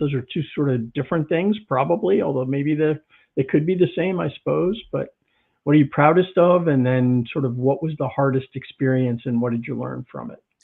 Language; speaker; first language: English; native; English